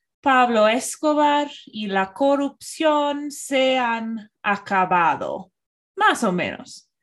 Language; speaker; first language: Spanish; non-native, fluent; English